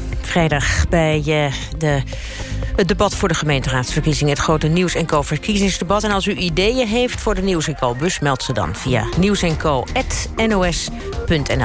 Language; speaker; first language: Dutch; native; Dutch